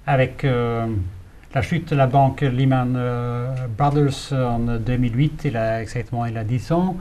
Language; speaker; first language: French; non-native, fluent; Swedish